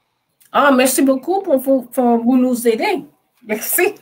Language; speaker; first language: French; non-native, learner; English